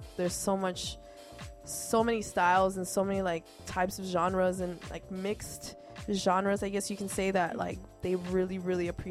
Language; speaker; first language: English; early bilingual, other home language; Spanish